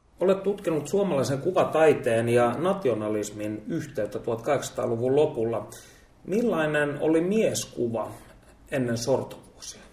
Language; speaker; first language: Finnish; native; Finnish